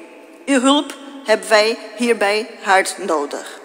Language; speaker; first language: Dutch; non-native, fluent; Portuguese